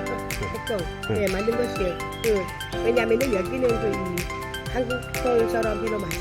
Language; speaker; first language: Korean; non-native, learner; Thai